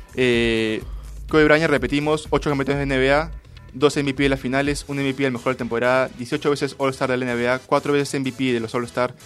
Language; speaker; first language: Spanish; native; Spanish